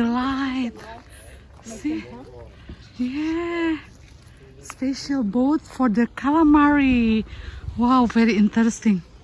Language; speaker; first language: English; non-native, learner; Indonesian